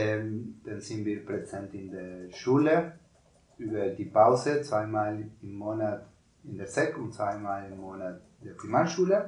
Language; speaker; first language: German; non-native, learner; Spanish